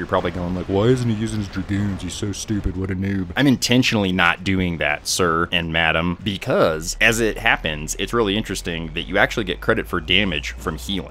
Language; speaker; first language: English; native; English